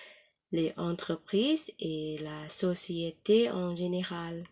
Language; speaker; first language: French; non-native, learner; Thai